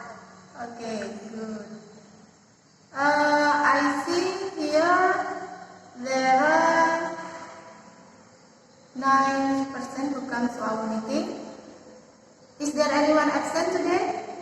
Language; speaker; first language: English; non-native, fluent; Indonesian